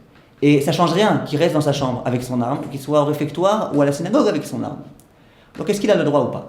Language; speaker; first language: French; native; French